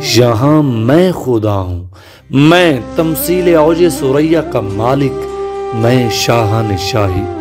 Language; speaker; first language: Urdu; non-native, local second language; Punjabi